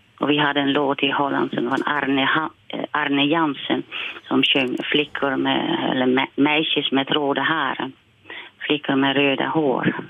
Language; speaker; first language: Swedish; non-native, fluent; Dutch